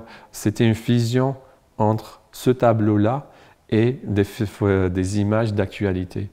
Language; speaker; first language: French; non-native, local second language; Arabic